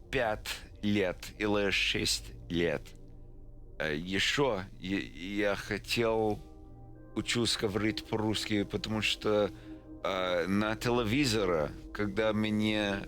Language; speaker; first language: Russian; non-native, learner; English